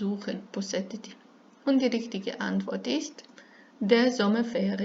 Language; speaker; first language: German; non-native, fluent; Serbian